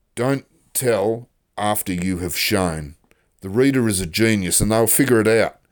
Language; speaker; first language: English; native; English